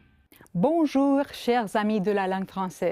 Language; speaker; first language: French; non-native, fluent; Romanian